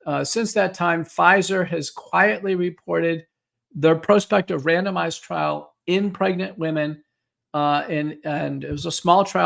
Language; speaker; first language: English; native; English